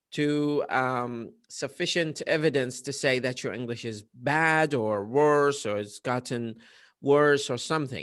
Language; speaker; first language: English; non-native, fluent; Arabic